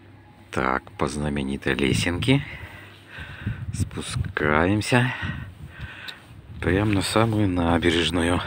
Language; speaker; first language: Russian; native; Russian